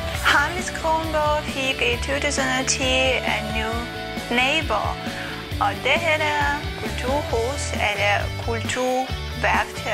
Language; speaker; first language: Danish; non-native, learner; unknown